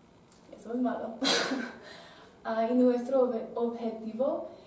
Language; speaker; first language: Spanish; non-native, learner; English